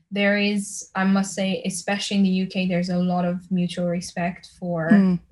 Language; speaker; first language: English; early bilingual, other home language; Slovenian